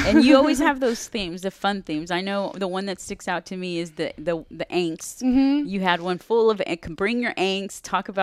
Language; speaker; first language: English; native; English